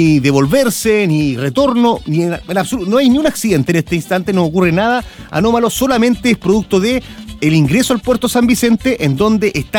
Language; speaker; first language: Spanish; native; Spanish